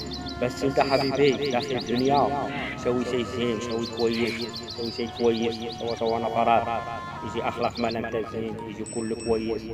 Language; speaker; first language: Arabic; non-native, learner; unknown